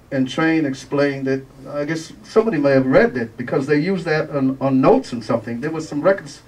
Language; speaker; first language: English; native; English